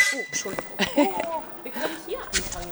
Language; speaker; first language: German; non-native, fluent; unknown